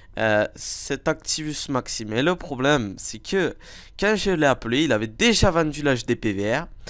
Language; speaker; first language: French; native; French